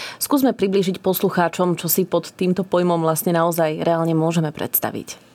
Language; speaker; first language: Slovak; native; Slovak